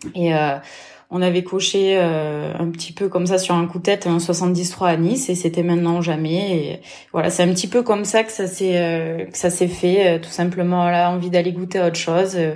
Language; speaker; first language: French; native; French